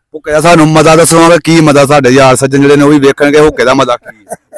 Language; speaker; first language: Punjabi; native; Punjabi